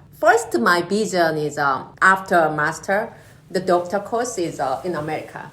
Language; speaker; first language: English; non-native, learner; Korean